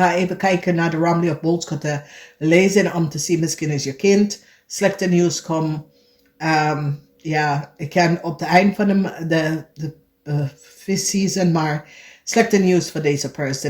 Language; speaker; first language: Dutch; non-native, fluent; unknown